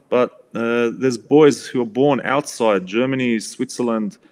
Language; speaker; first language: English; native; English